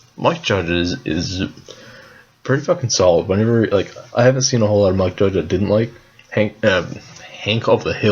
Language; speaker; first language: English; native; English